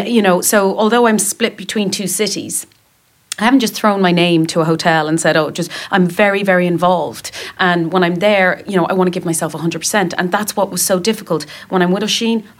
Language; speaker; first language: English; native; English